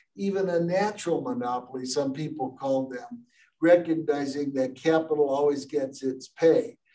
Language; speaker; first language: English; native; English